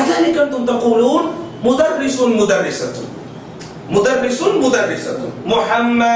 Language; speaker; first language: Arabic; non-native, fluent; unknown